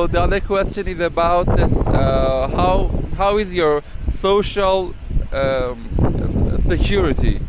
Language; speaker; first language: English; non-native, learner; Chinese